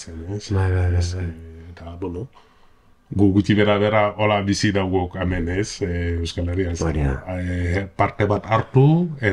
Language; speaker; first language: Basque; non-native, learner; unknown